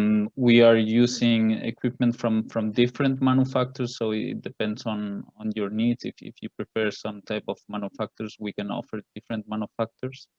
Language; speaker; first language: English; non-native, fluent; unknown